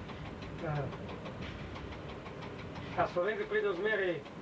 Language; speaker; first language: Slovenian; non-native, learner; Italian